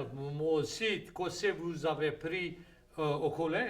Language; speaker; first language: French; native; French